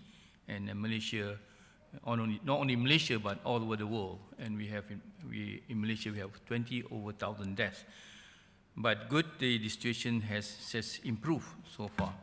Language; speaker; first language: English; non-native, local second language; Malay